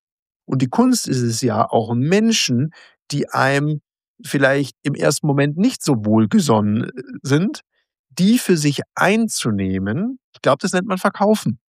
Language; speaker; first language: German; native; German